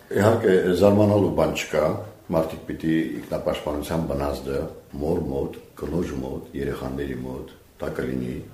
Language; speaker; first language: Armenian; native; Armenian